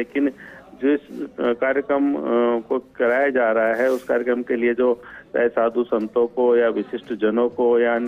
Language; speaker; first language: Hindi; native; Hindi